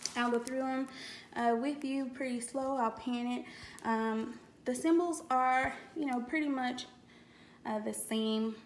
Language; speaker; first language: English; native; English